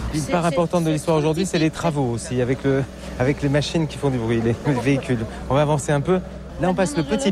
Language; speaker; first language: French; native; French